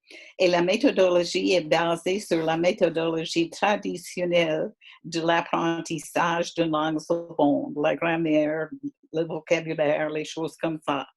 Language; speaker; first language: French; non-native, fluent; English